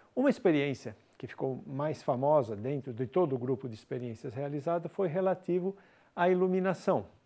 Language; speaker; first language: Portuguese; native; Portuguese